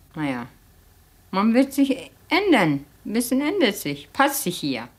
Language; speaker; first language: German; non-native, fluent; Turkish